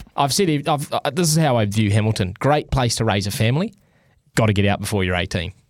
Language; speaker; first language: English; native; English